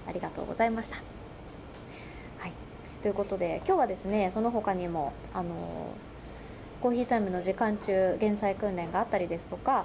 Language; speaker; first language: Japanese; native; Japanese